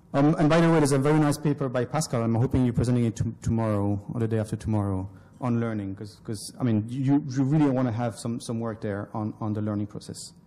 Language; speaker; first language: English; non-native, fluent; French